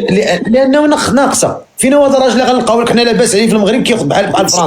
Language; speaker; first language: Arabic; native; Arabic